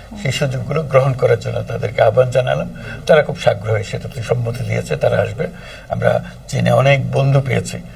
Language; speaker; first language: Bangla; native; Bangla